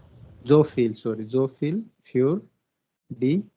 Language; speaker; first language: German; non-native, learner; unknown